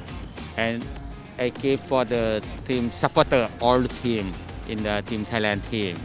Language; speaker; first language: English; non-native, learner; Thai